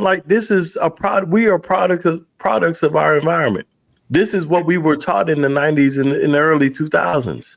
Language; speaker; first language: English; native; English